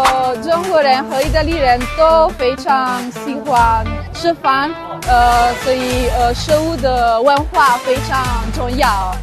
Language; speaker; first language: Chinese; non-native, learner; Italian